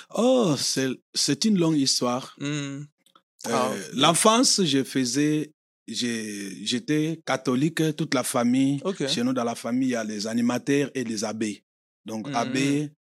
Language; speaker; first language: French; non-native, local second language; Lingala